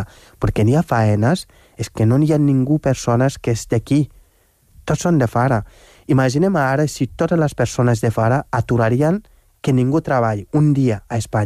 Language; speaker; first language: Catalan; non-native, fluent; Wolof